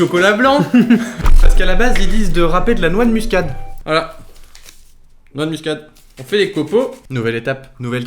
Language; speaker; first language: French; native; French